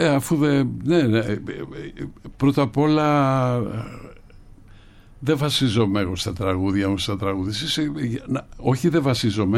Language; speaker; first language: Greek; native; Greek